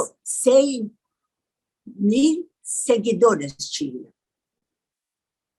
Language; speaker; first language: Portuguese; non-native, learner; Persian